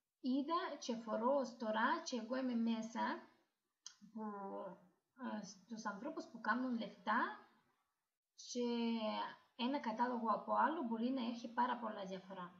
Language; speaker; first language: Greek; non-native, learner; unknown